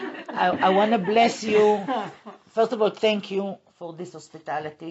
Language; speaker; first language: English; non-native, fluent; Hebrew